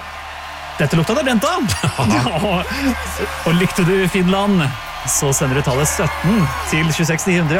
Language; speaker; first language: Norwegian; native; Norwegian